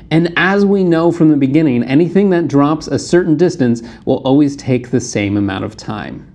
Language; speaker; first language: English; native; English